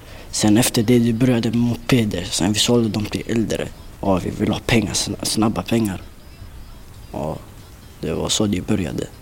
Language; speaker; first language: Swedish; early bilingual, other home language; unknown